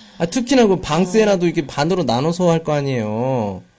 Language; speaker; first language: Korean; native; Korean